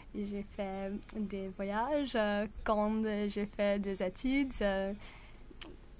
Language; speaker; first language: French; non-native, learner; English